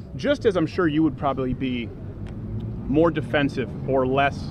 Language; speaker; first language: English; native; English